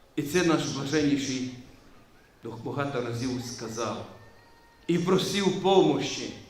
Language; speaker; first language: Ukrainian; non-native, local second language; Romanian